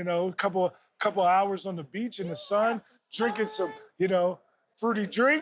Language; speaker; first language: English; native; English